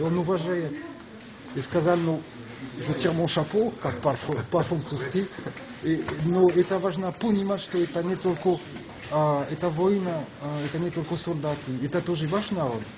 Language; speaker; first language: Russian; non-native, learner; French